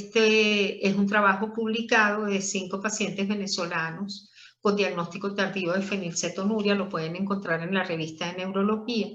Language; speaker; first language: Spanish; native; Spanish